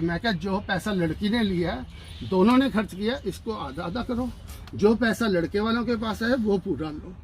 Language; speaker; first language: Hindi; non-native, local second language; Punjabi